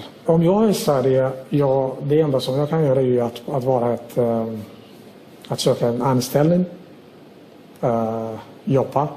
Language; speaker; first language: Swedish; non-native, local second language; Somali